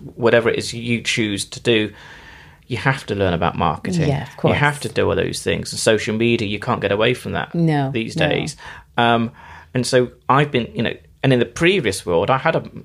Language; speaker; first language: English; native; English